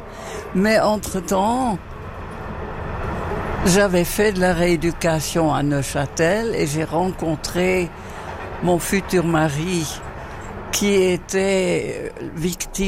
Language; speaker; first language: French; non-native, fluent; Dutch